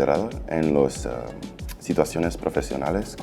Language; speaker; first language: Spanish; early bilingual, heritage; Spanish